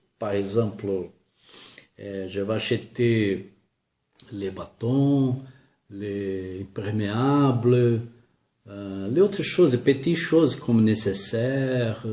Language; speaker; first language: French; non-native, learner; Portuguese